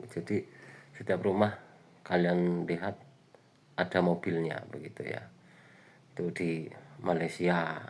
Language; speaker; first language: Indonesian; native; Indonesian